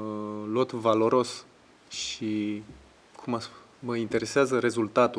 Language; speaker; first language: Romanian; non-native, fluent; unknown